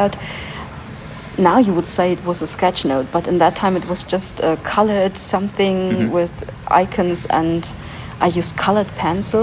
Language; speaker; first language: English; non-native, fluent; German